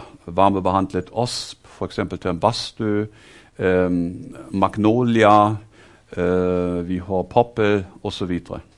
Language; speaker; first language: Norwegian; non-native, fluent; German